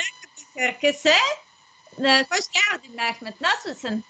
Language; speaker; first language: Turkish; non-native, learner; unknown